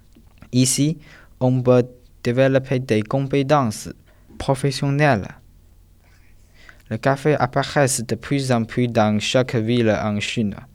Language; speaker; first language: French; non-native, learner; Chinese